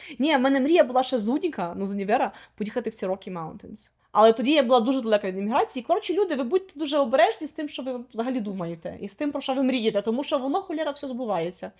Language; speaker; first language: Ukrainian; native; Ukrainian